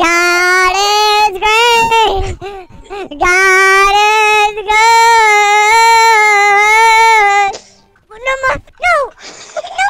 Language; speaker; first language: English; native; English